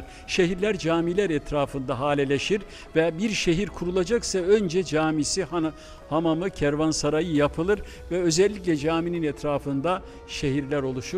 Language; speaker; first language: Turkish; native; Turkish